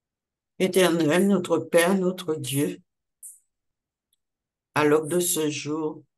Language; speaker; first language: French; native; French